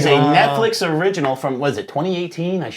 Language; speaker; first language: English; native; English